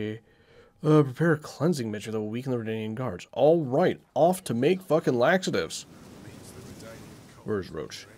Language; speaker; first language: English; native; English